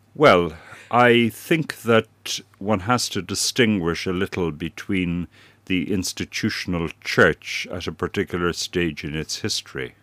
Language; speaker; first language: English; native; English